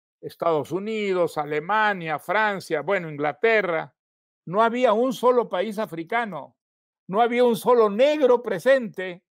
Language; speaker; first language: Spanish; native; Spanish